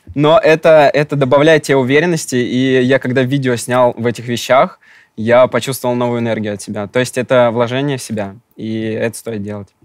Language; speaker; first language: Russian; native; Russian